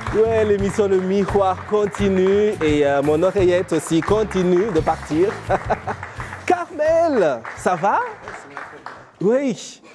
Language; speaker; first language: French; non-native, local second language; Kinyarwanda